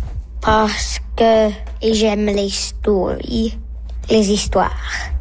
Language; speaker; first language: French; non-native, local second language; English